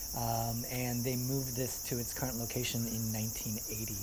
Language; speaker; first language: English; native; English